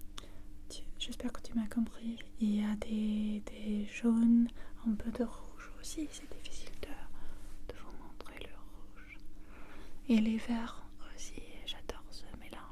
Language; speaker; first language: French; non-native, learner; English